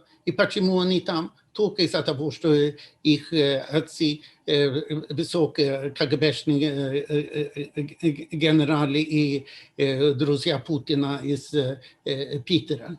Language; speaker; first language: Russian; non-native, fluent; Swedish